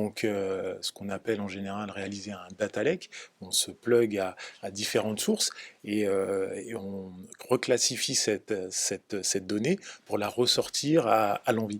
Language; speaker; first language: French; native; French